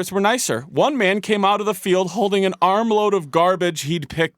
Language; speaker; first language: English; native; English